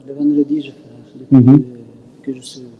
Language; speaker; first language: French; non-native, learner; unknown